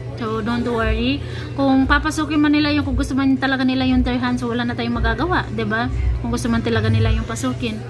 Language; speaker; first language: Filipino; non-native, local second language; Cebuano